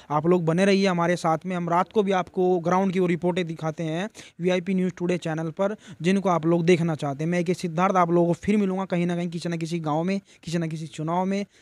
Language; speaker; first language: Hindi; native; Hindi